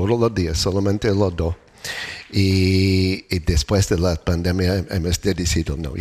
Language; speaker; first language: Spanish; non-native, learner; English